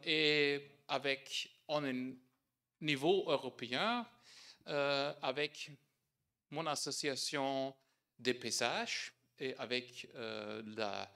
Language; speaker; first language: French; non-native, fluent; German